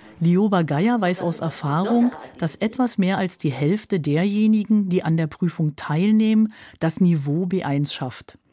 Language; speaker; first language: German; native; German